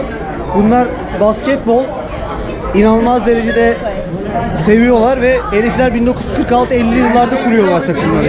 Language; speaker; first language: Turkish; native; Turkish